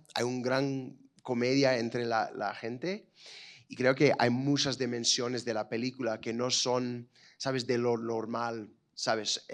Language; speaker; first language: Spanish; non-native, fluent; English